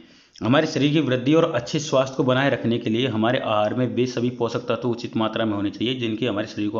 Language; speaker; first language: Hindi; native; Hindi